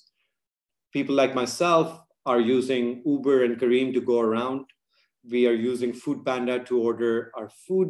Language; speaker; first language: English; non-native, local second language; Urdu